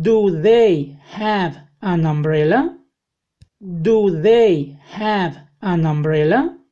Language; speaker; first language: English; non-native, fluent; Spanish